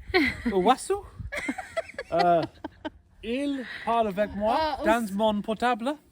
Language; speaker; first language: French; non-native, learner; English